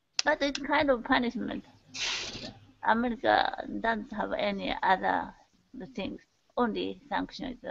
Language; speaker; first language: English; non-native, learner; Japanese